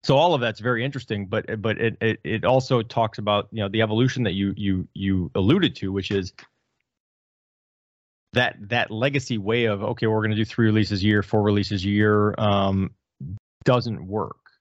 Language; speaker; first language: English; native; English